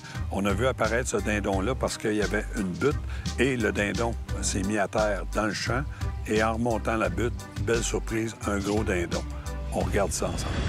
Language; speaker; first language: French; native; French